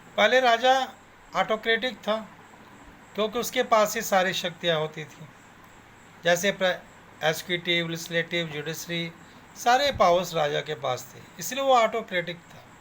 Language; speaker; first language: Hindi; native; Hindi